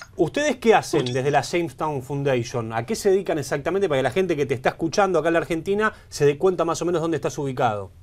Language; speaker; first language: Spanish; native; Spanish